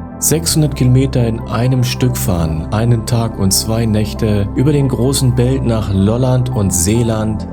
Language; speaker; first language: German; native; German